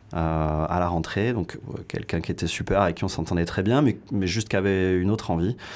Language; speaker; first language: French; native; French